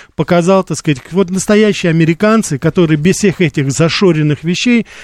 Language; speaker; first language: Russian; native; Russian